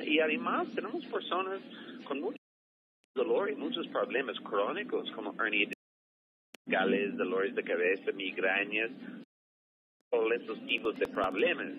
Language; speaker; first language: Spanish; non-native, fluent; English